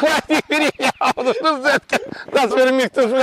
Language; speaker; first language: German; non-native, learner; Russian